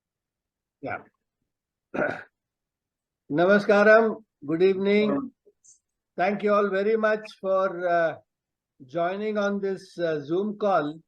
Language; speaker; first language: English; non-native, local second language; Telugu